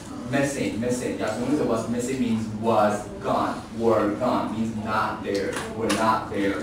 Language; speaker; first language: English; non-native, fluent; Chinese